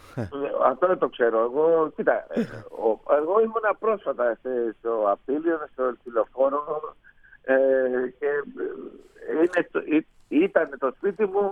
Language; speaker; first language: Greek; non-native, fluent; Spanish